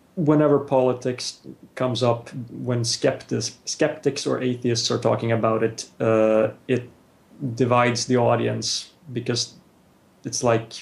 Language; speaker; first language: English; non-native, fluent; Swedish